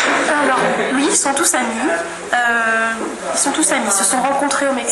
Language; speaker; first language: French; non-native, fluent; English